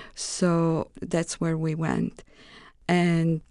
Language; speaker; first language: English; non-native, fluent; Romanian